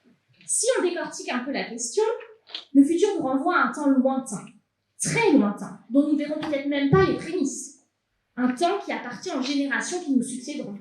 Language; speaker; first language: French; native; French